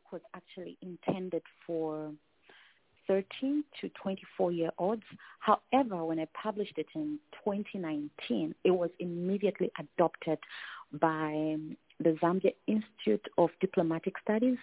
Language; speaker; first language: English; non-native, local second language; Tumbuka